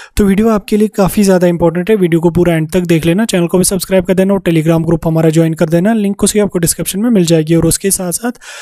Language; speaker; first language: Hindi; non-native, local second language; Kashmiri